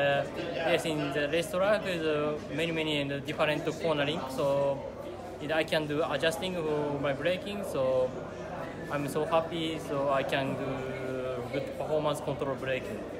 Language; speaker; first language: English; non-native, learner; Japanese